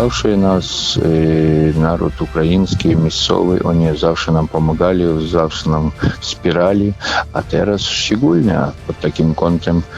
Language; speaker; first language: Polish; non-native, fluent; Ukrainian